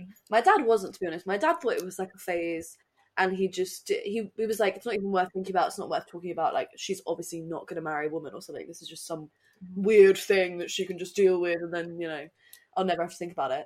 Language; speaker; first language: English; native; English